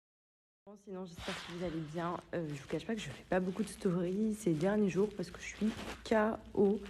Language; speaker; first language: French; native; French